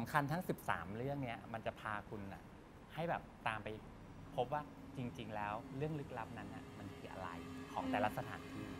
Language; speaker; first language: Thai; native; Thai